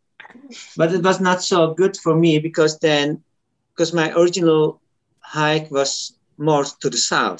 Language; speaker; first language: English; non-native, fluent; Turkish